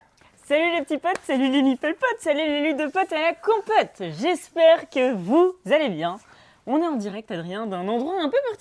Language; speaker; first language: French; native; French